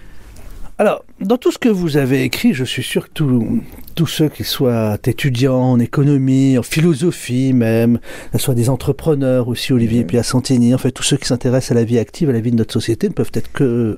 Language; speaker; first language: French; native; French